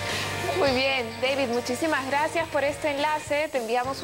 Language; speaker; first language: Spanish; native; Spanish